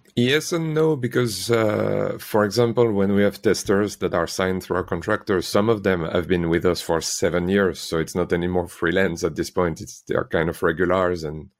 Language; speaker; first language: English; non-native, fluent; French